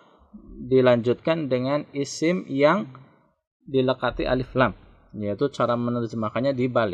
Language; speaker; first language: Indonesian; native; Indonesian